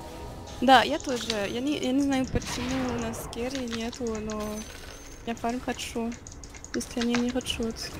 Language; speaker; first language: Russian; non-native, learner; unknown